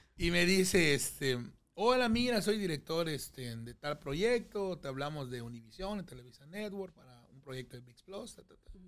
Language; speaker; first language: Spanish; native; Spanish